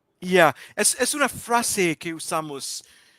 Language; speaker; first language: Spanish; non-native, learner; English